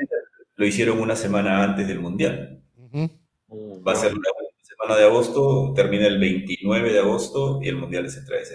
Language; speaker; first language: Spanish; native; Spanish